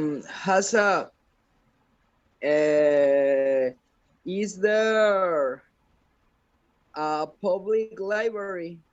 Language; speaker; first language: English; non-native, learner; Spanish